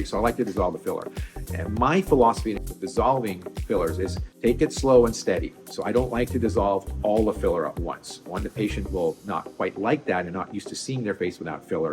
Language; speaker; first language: English; native; English